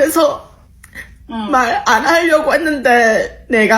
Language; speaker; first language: Korean; early bilingual, heritage; Korean